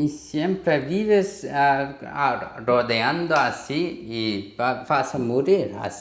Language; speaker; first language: Spanish; non-native, learner; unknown